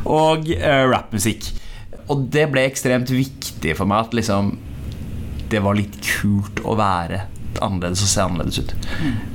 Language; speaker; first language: Norwegian; early bilingual, other home language; Punjabi